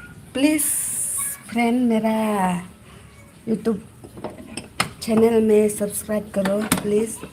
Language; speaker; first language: Hindi; non-native, learner; Khasi